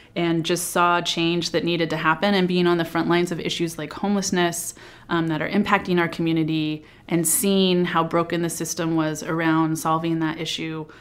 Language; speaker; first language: English; native; English